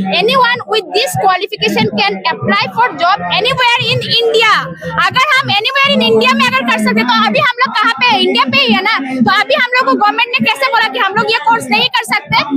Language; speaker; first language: Hindi; non-native, local second language; Assamese